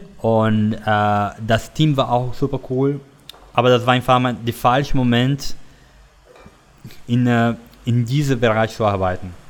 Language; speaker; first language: German; non-native, learner; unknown